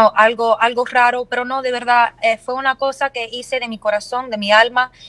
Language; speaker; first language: Spanish; early bilingual, heritage; Spanish